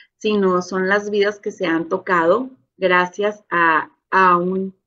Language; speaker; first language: Spanish; native; Spanish